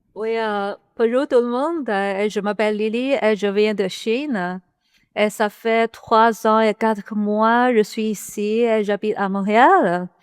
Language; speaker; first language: French; non-native, learner; Chinese